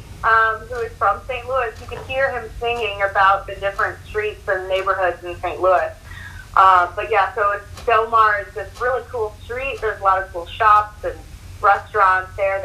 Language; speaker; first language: English; native; English